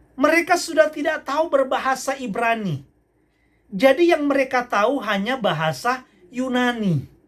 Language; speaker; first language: Indonesian; native; Indonesian